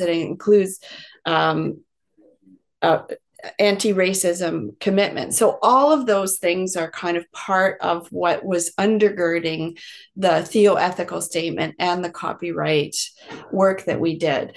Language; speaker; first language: English; native; English